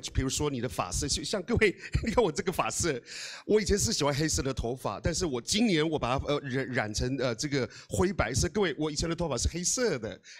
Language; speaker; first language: Chinese; non-native, local second language; Amis